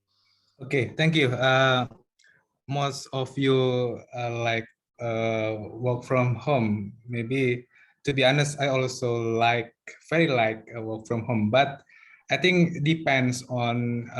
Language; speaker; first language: English; non-native, learner; Indonesian